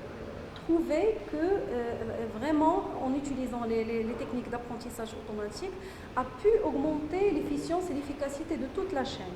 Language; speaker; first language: French; non-native, local second language; Arabic